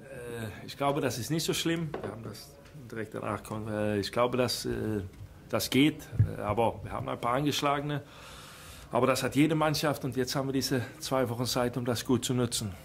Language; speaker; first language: German; non-native, fluent; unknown